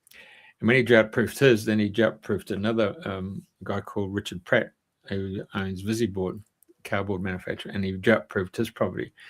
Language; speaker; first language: English; native; English